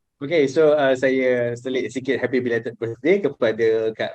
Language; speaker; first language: Malay; native; Malay